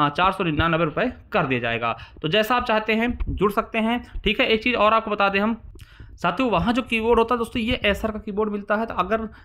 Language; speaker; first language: Hindi; native; Hindi